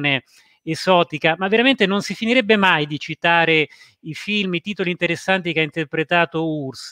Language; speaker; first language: Italian; native; Italian